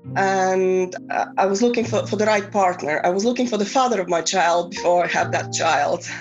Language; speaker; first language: English; non-native, fluent; Bulgarian